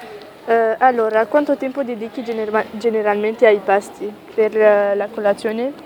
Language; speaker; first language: Italian; non-native, learner; French